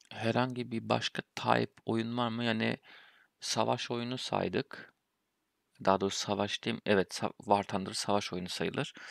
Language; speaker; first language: Turkish; early bilingual, heritage; Turkish